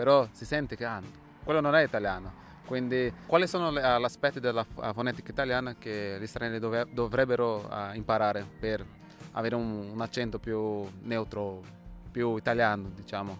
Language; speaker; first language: Italian; non-native, fluent; Portuguese